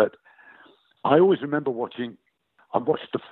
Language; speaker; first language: English; native; English